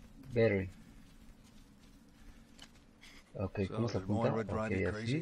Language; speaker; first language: Spanish; non-native, fluent; Portuguese